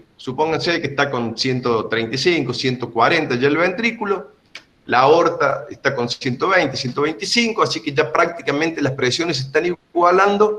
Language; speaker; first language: Spanish; native; Spanish